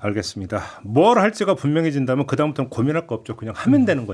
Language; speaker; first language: Korean; native; Korean